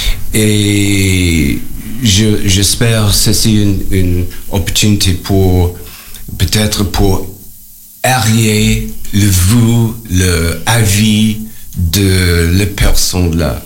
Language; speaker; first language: French; non-native, learner; English